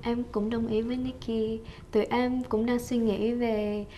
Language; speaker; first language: Vietnamese; early bilingual, heritage; Vietnamese